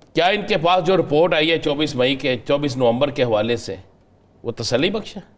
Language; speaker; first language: Urdu; native; Urdu